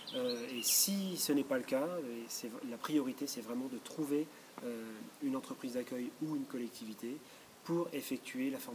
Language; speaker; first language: French; native; French